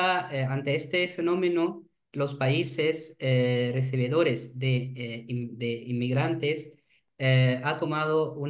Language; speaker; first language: Spanish; non-native, fluent; Arabic